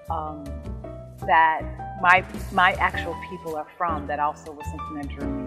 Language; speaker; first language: English; native; English